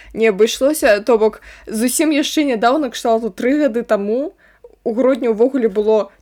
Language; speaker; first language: Belarusian; non-native, local second language; Russian